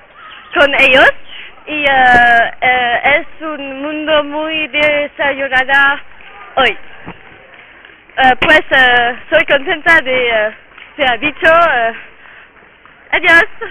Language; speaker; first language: Spanish; non-native, learner; French